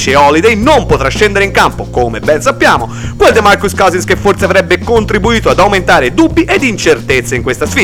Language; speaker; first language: Italian; native; Italian